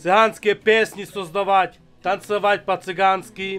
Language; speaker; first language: Ukrainian; non-native, local second language; Romany